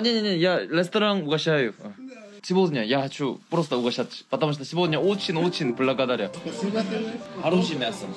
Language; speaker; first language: Russian; non-native, learner; Korean